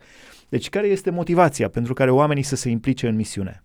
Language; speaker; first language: Romanian; native; Romanian